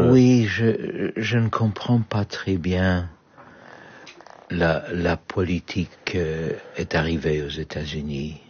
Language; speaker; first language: French; non-native, learner; Polish